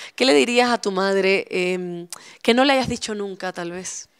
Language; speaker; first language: Spanish; native; Spanish